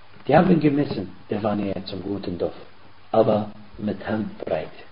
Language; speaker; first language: German; non-native, fluent; Arabic